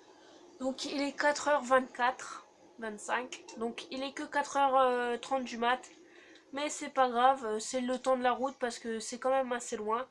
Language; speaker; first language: French; native; French